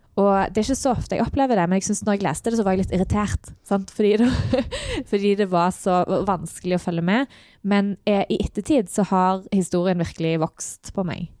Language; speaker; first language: Norwegian; native; Norwegian